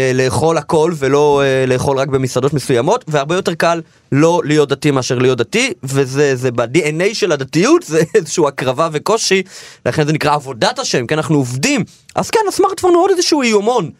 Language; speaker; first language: Hebrew; native; Hebrew